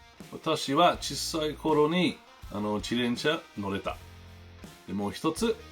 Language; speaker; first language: Japanese; non-native, learner; English